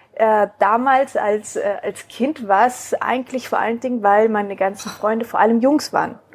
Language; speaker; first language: German; early bilingual, other home language; Spanish